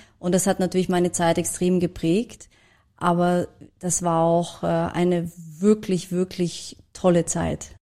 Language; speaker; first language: German; early bilingual, other home language; Polish